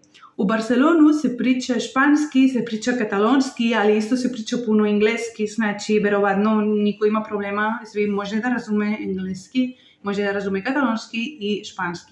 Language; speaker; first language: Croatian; non-native, learner; Spanish